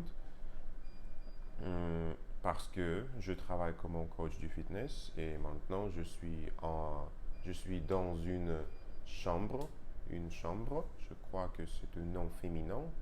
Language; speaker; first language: French; non-native, learner; Russian